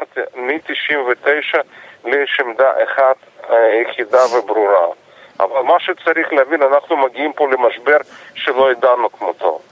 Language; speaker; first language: Hebrew; non-native, fluent; Russian